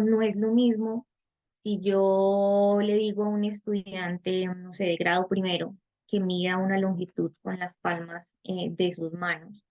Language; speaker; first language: Spanish; native; Spanish